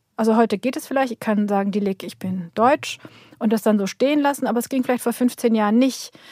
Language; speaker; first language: German; early bilingual, other home language; Turkish